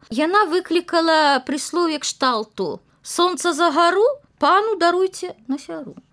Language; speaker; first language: Belarusian; native; Belarusian